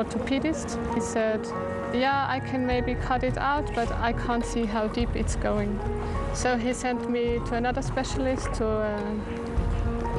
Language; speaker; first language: English; non-native, fluent; German